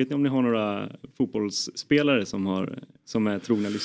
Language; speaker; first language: Swedish; native; Swedish